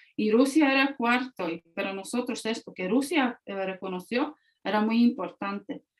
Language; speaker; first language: Spanish; non-native, fluent; Latvian